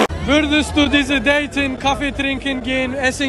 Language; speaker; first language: German; native; German